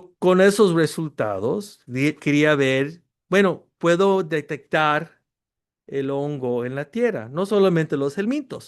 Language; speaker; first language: Spanish; early bilingual, heritage; Spanish